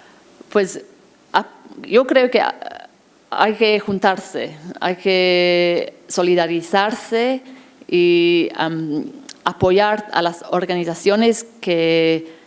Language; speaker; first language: Spanish; non-native, fluent; English